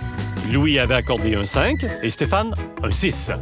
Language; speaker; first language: French; native; French